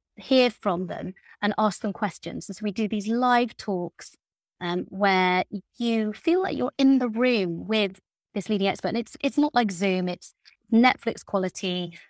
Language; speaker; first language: English; native; English